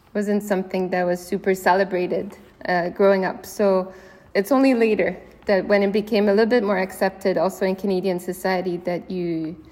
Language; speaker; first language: English; native; English